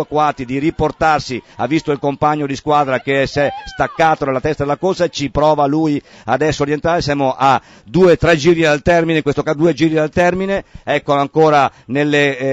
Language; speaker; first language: Italian; native; Italian